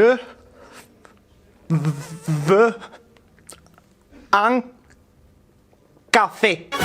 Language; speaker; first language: French; non-native, learner; English